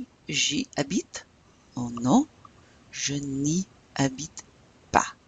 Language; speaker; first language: French; non-native, fluent; English